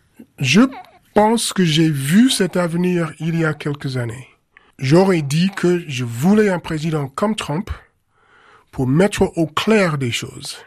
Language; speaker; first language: French; non-native, fluent; English